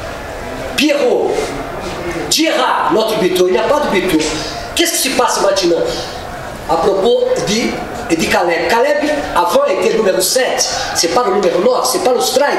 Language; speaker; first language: French; non-native, fluent; Portuguese